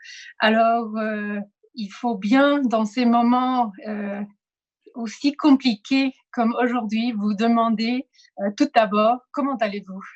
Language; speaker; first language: French; non-native, fluent; Spanish